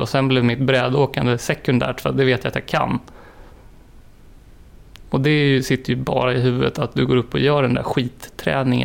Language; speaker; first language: Swedish; native; Swedish